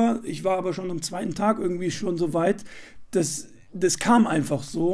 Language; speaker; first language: German; native; German